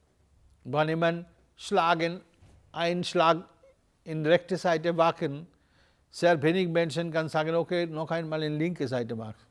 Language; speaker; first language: German; non-native, learner; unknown